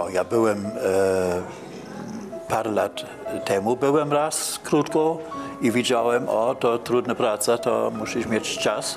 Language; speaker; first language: Polish; non-native, learner; German